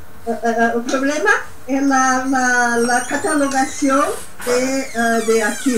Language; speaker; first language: Spanish; non-native, learner; Portuguese